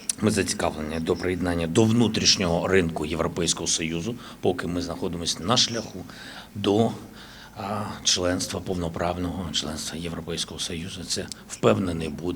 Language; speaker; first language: Ukrainian; native; Ukrainian